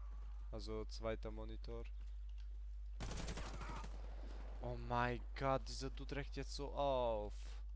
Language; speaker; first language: German; early bilingual, other home language; Hungarian